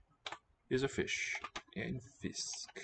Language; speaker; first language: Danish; non-native, learner; English